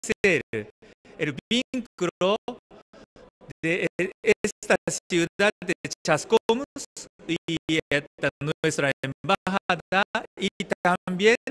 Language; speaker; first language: Spanish; non-native, learner; Japanese